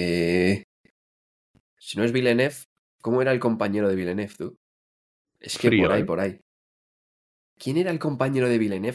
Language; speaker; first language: Spanish; native; Spanish